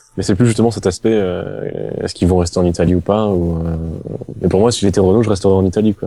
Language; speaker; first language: French; native; French